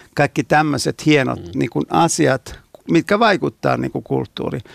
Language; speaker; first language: Finnish; non-native, fluent; Italian